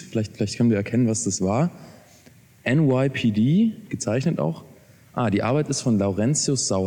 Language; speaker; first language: German; native; German